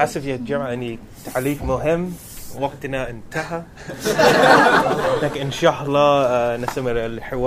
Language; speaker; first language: Arabic; non-native, learner; English